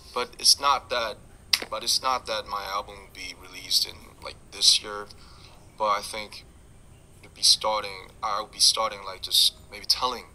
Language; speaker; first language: English; non-native, fluent; Korean